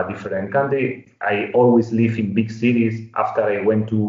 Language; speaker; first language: English; non-native, fluent; Spanish